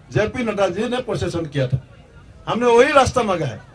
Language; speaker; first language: Hindi; non-native, local second language; Assamese